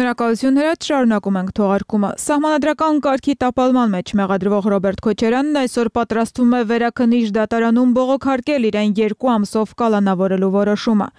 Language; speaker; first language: Armenian; native; Armenian